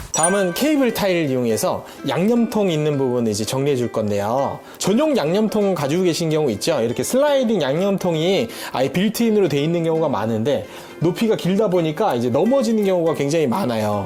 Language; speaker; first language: Korean; native; Korean